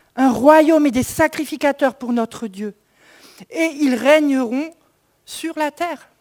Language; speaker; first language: French; native; French